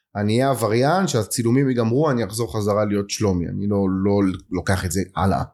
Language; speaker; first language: Hebrew; native; Hebrew